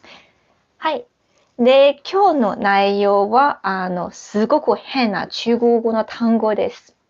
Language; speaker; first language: Japanese; non-native, fluent; Chinese